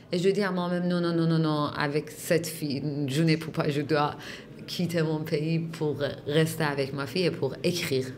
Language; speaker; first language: French; non-native, fluent; Persian